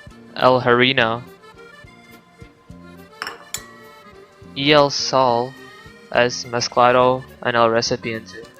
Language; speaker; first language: Spanish; non-native, learner; English